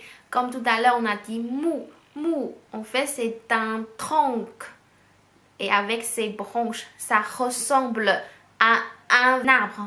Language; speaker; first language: French; non-native, fluent; Chinese